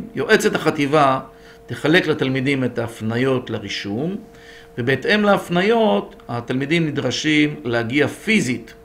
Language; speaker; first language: Hebrew; native; Hebrew